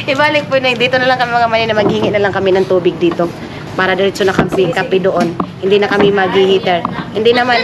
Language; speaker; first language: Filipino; non-native, local second language; Cebuano